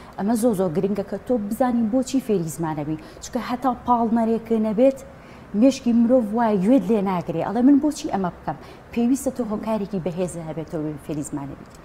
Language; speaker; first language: Central Kurdish; native; Central Kurdish